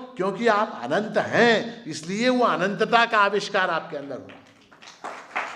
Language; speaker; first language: Hindi; non-native, local second language; Marathi